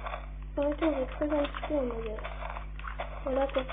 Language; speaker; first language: French; native; French